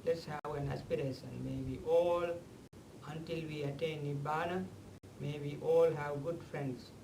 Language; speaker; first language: English; non-native, local second language; Sinhala